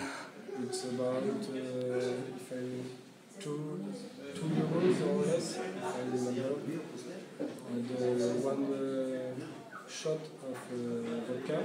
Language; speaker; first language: English; non-native, learner; French